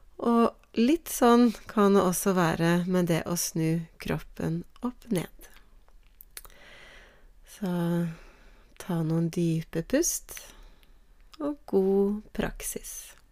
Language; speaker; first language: Norwegian; native; Norwegian